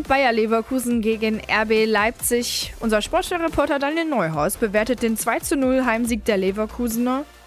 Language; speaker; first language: German; native; German